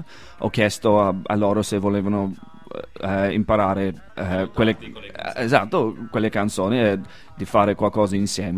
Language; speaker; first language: Italian; non-native, fluent; English